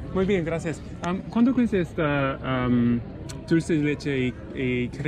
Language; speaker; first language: Spanish; non-native, learner; English